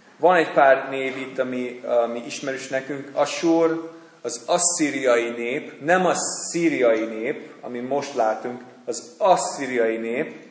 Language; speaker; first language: Hungarian; non-native, fluent; English